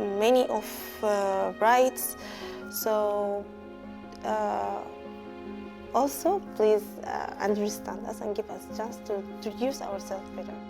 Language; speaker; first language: English; non-native, fluent; Arabic